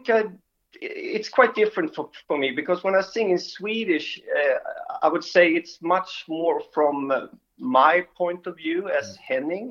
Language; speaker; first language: English; non-native, fluent; Swedish